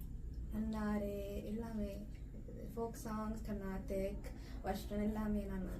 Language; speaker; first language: Tamil; early bilingual, heritage; Tamil